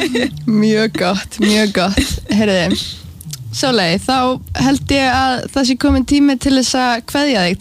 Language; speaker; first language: Icelandic; native; Icelandic